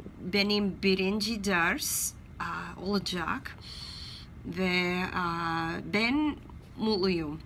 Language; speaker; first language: Turkish; non-native, learner; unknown